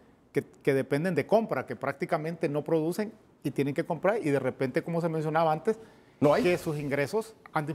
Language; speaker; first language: Spanish; native; Spanish